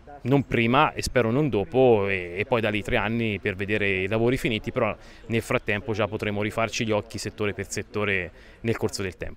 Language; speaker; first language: Italian; native; Italian